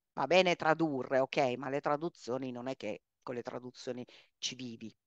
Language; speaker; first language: Italian; native; Italian